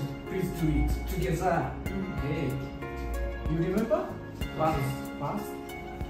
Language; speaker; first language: English; non-native, learner; Japanese